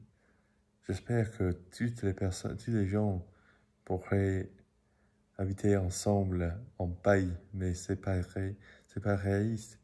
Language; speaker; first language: French; non-native, learner; English